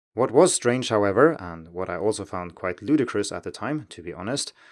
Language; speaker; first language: English; non-native, fluent; Swedish